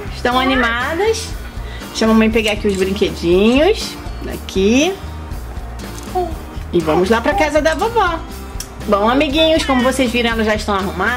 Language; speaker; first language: Portuguese; native; Portuguese